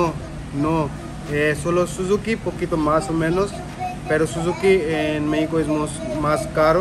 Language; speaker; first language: Spanish; non-native, learner; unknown